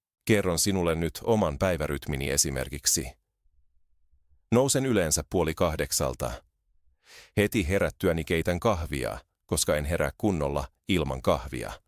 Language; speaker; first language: Finnish; non-native, fluent; Spanish